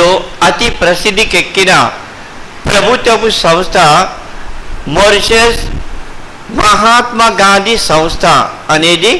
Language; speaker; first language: Telugu; early bilingual, heritage; Telugu